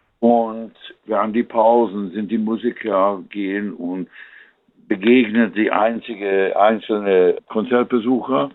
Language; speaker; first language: German; non-native, fluent; English